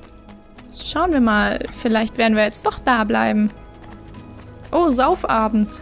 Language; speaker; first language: German; native; German